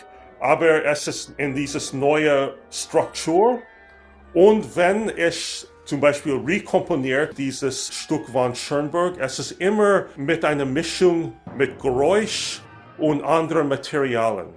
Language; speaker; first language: German; non-native, learner; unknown